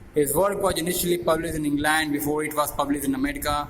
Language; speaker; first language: English; non-native, local second language; Hindi